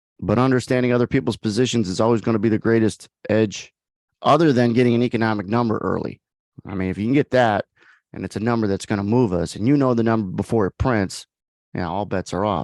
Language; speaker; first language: English; native; English